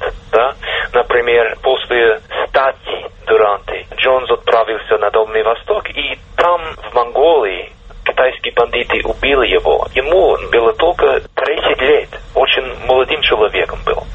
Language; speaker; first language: Russian; non-native, fluent; English